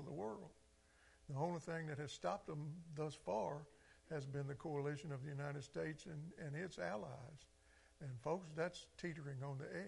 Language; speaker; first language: English; native; English